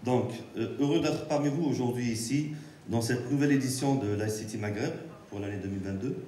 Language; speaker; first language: French; non-native, local second language; Arabic